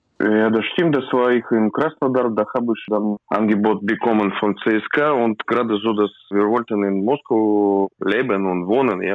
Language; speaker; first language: German; non-native, learner; Russian